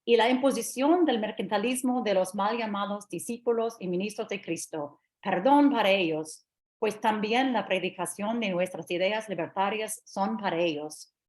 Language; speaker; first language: Spanish; non-native, fluent; English